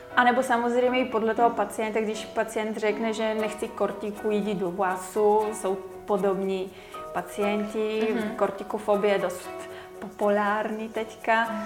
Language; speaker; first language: Czech; non-native, fluent; Bulgarian